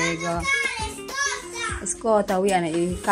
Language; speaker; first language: Italian; non-native, learner; Filipino